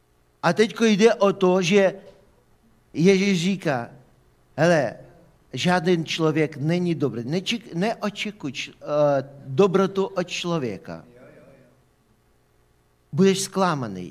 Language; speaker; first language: Czech; non-native, fluent; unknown